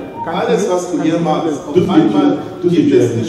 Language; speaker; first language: German; non-native, learner; French